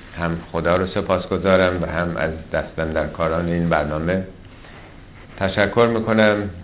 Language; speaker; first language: Persian; native; Persian